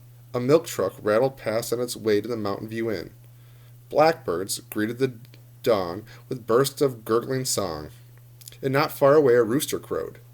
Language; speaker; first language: English; native; English